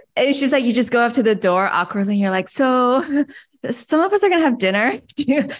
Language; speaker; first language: English; early bilingual, other home language; Chinese